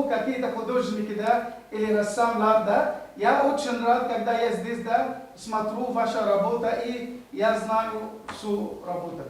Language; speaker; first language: Russian; non-native, learner; Arabic